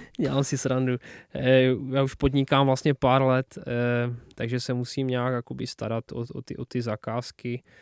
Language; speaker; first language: Czech; non-native, local second language; Polish